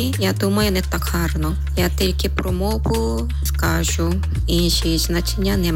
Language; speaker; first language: Ukrainian; non-native, learner; Korean